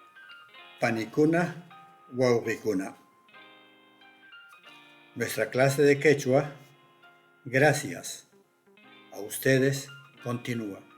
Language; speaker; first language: Spanish; non-native, local second language; Quechua